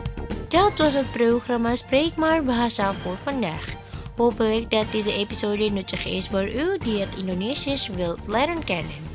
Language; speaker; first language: Dutch; non-native, learner; Indonesian